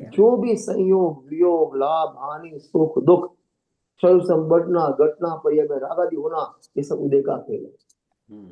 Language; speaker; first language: Hindi; non-native, local second language; Gujarati